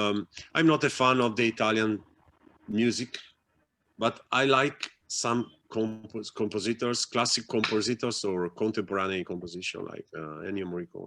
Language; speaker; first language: English; non-native, fluent; Italian